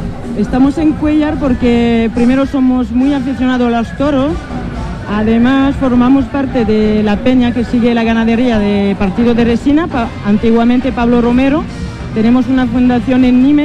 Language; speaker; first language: Spanish; non-native, fluent; French